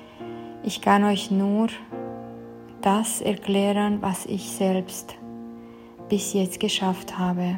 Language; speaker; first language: German; non-native, fluent; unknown